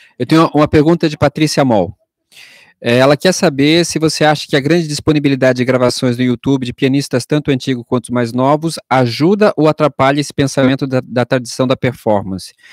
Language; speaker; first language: Portuguese; native; Portuguese